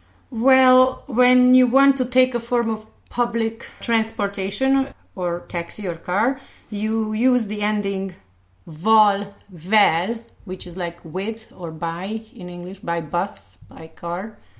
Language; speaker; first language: English; non-native, fluent; Hungarian